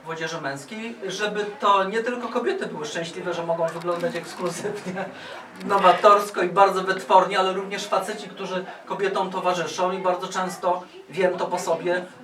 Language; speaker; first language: Polish; native; Polish